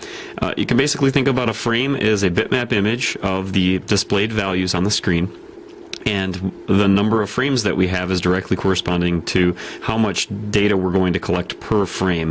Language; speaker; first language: English; native; English